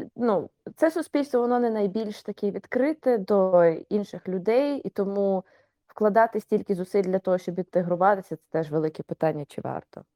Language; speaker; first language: Ukrainian; native; Ukrainian